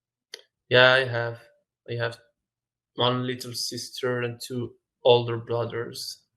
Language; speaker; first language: English; non-native, fluent; Arabic